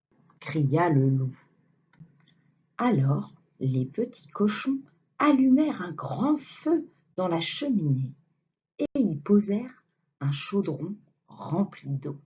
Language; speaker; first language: French; native; French